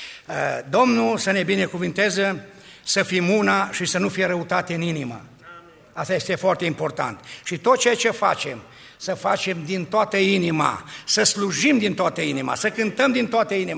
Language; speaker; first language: Romanian; native; Romanian